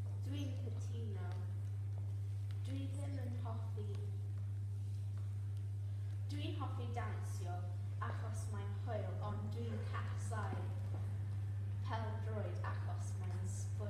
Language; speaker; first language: Welsh; non-native, learner; English